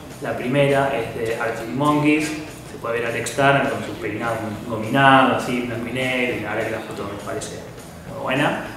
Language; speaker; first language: Spanish; native; Spanish